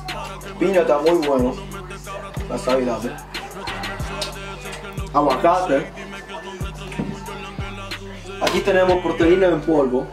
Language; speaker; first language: Spanish; non-native, learner; English